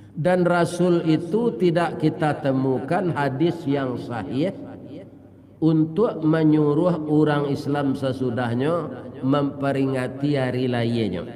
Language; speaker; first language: Malay; non-native, local second language; Minangkabau